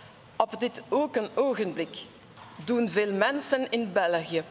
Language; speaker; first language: Dutch; non-native, local second language; French